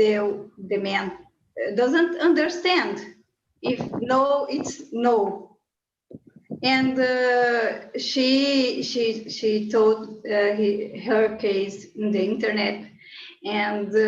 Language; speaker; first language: English; non-native, learner; Portuguese